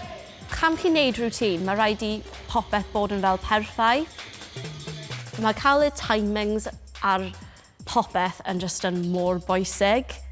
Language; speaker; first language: Welsh; non-native, local second language; English